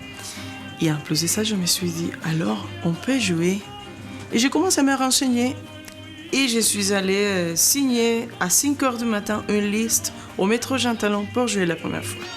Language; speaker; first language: French; non-native, fluent; Spanish